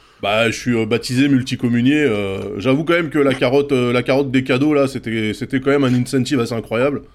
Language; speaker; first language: French; native; French